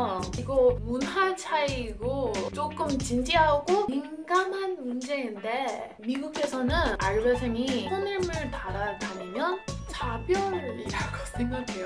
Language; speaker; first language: Korean; non-native, fluent; English